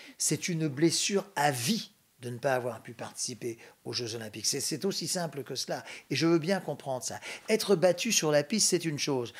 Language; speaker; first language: French; native; French